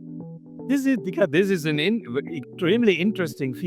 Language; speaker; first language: English; non-native, fluent; German